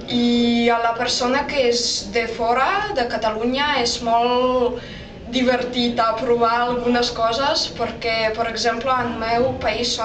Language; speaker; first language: Catalan; non-native, fluent; Russian